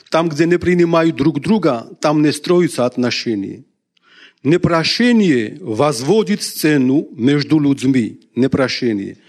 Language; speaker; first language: Russian; non-native, local second language; Georgian